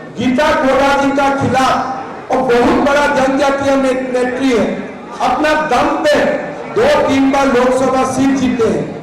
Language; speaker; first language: Hindi; non-native, local second language; Assamese